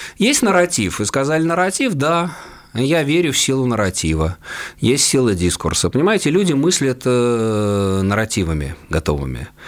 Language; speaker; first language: Russian; native; Russian